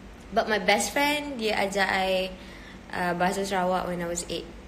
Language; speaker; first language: English; non-native, local second language; Malay